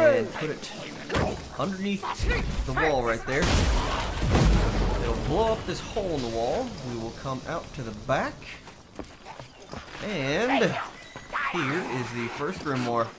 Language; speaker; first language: English; native; English